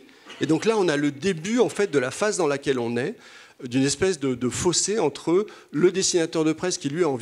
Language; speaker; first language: French; native; French